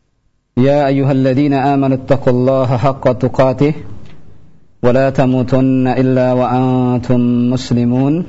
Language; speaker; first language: Arabic; non-native, fluent; Indonesian